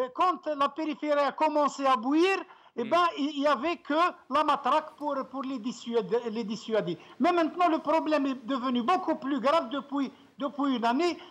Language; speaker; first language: French; non-native, local second language; Arabic